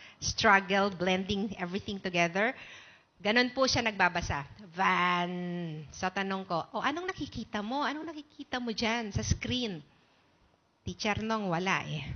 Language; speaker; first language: Filipino; native; Filipino